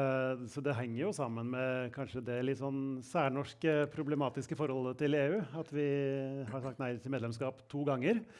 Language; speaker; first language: Norwegian; native; Norwegian